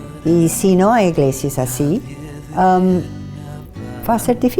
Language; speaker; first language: Spanish; non-native, fluent; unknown